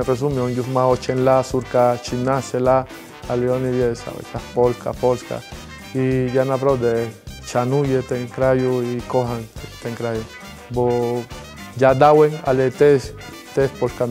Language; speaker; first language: Polish; non-native, learner; Spanish